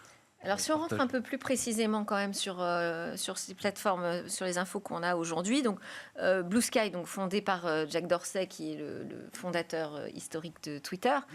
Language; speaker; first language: French; native; French